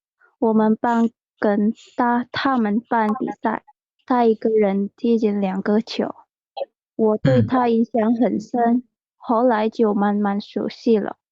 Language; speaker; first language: Chinese; non-native, learner; Indonesian